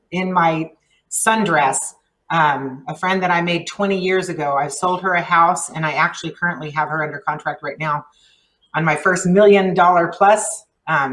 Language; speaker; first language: English; early bilingual, other home language; Spanish